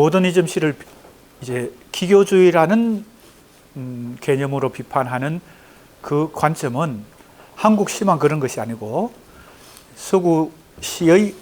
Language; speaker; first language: Korean; native; Korean